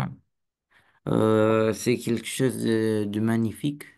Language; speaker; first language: French; non-native, learner; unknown